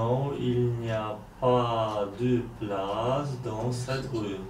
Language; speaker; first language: French; non-native, learner; Polish